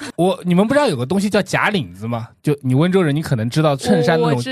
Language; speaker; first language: Chinese; non-native, local second language; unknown